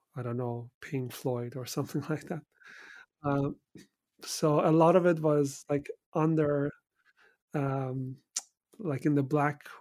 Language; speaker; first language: English; early bilingual, other home language; Persian